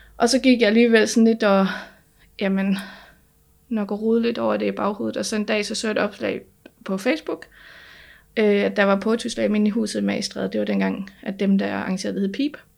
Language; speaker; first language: Danish; native; Danish